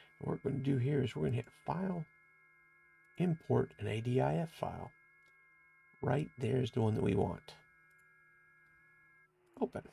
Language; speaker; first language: English; native; English